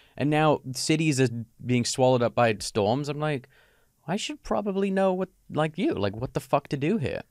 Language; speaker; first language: English; native; English